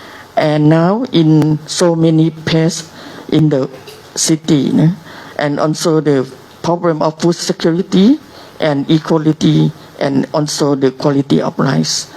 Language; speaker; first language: English; non-native, learner; Thai